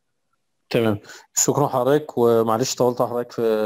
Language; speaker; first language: Arabic; native; Arabic